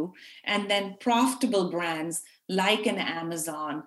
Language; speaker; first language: English; non-native, local second language; Urdu